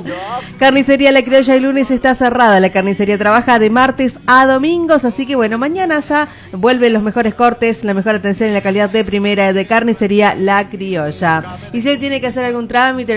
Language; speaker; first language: Spanish; native; Spanish